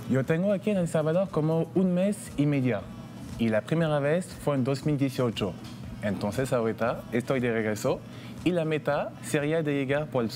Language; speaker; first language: Spanish; non-native, fluent; French